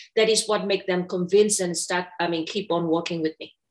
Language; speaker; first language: English; non-native, fluent; Burmese